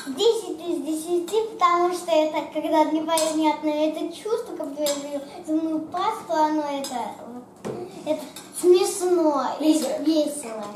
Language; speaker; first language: Russian; early bilingual, heritage; Russian